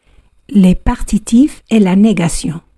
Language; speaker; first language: French; non-native, fluent; Spanish